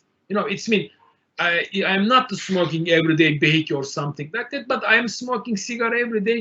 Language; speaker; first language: English; non-native, learner; Turkish